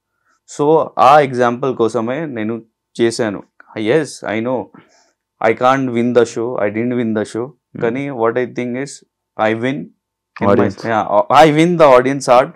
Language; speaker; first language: Telugu; non-native, learner; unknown